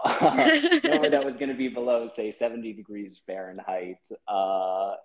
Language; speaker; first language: English; early bilingual, other home language; Filipino